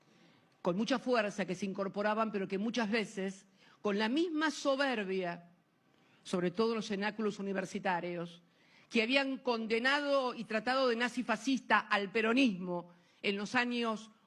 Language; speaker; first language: Spanish; native; Spanish